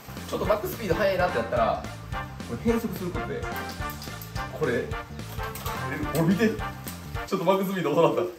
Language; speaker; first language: Japanese; native; Japanese